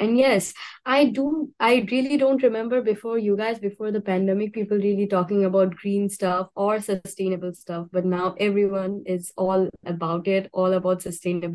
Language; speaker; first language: English; non-native, local second language; Bangla